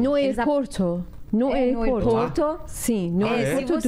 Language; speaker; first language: Portuguese; non-native, learner; Persian